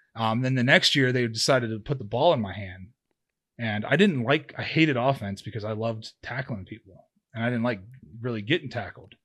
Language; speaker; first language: English; native; English